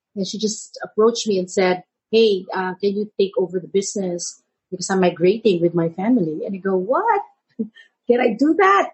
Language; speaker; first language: English; non-native, local second language; Filipino